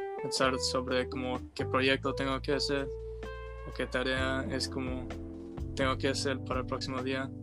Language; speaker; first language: Spanish; early bilingual, heritage; Spanish